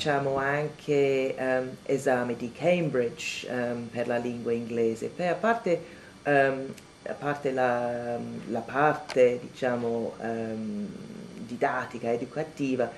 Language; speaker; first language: Italian; non-native, fluent; English